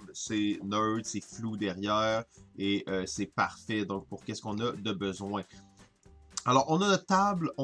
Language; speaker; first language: French; native; French